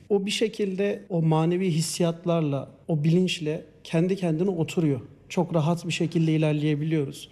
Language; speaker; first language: Turkish; native; Turkish